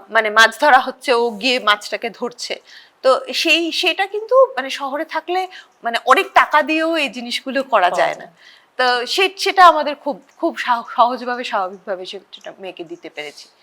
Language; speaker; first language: Bangla; native; Bangla